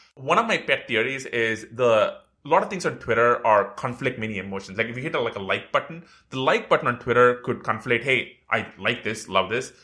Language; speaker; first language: English; non-native, local second language; Tamil